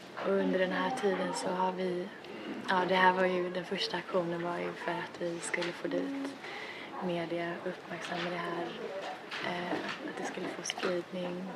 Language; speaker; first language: Swedish; native; Swedish